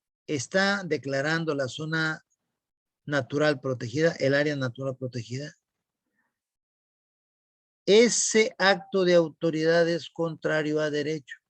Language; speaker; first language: Spanish; native; Spanish